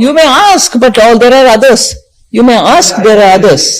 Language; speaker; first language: English; non-native, local second language; Tamil